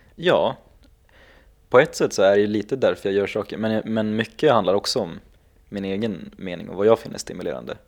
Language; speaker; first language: Swedish; non-native, local second language; Finnish